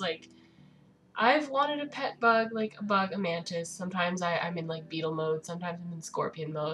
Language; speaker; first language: English; native; English